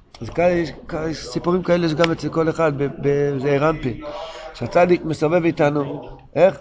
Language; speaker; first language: Hebrew; non-native, local second language; Yiddish